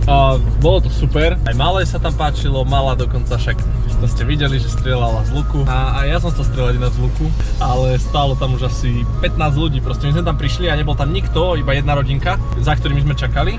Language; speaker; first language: Slovak; native; Slovak